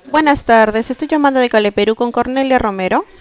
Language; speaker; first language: Spanish; native; Spanish